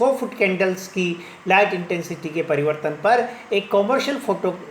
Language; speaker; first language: Hindi; native; Hindi